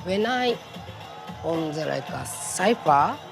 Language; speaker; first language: English; non-native, learner; Japanese